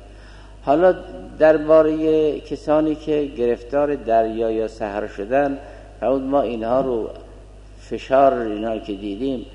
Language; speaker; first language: Persian; native; Persian